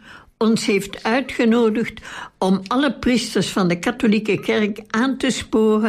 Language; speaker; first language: Dutch; native; Dutch